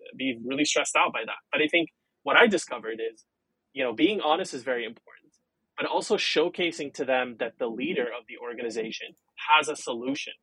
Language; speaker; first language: English; non-native, fluent; Arabic